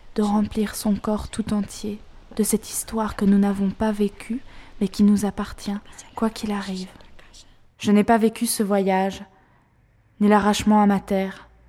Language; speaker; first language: French; native; French